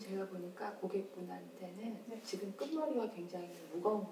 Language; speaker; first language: Korean; native; Korean